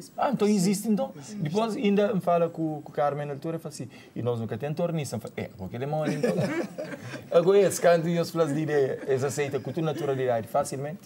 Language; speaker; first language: Portuguese; non-native, local second language; Kabuverdianu